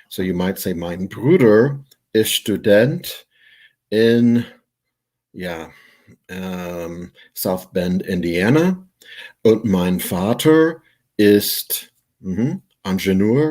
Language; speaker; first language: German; non-native, fluent; English